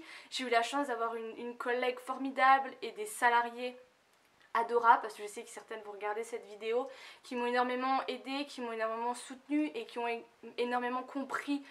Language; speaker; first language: French; native; French